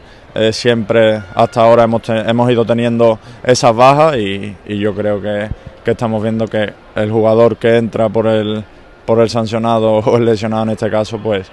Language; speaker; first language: Spanish; native; Spanish